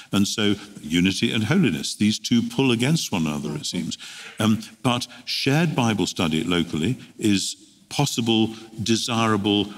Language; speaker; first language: English; native; English